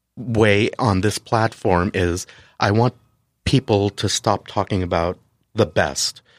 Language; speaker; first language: English; native; English